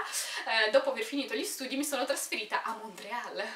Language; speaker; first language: Italian; non-native, local second language; Romanian